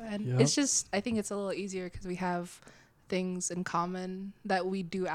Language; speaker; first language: English; early bilingual, other home language; Indonesian